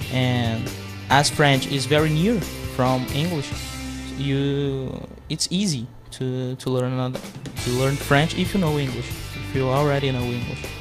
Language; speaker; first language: English; non-native, fluent; Portuguese